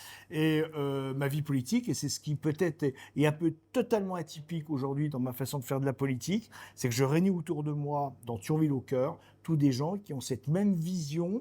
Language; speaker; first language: French; native; French